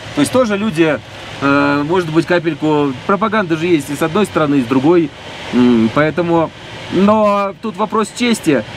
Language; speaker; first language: Russian; native; Russian